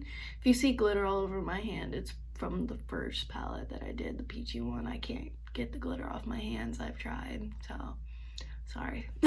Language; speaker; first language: English; native; English